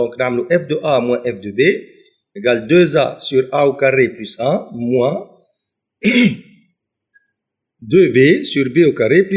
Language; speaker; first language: French; non-native, local second language; Arabic